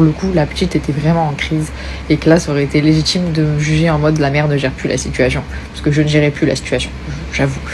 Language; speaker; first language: French; native; French